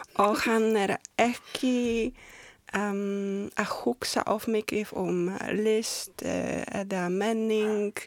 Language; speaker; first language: Icelandic; non-native, learner; Polish